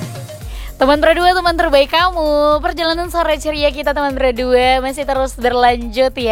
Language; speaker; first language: Indonesian; native; Indonesian